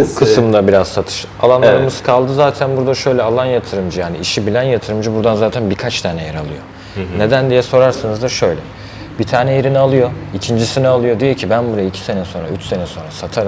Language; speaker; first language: Turkish; native; Turkish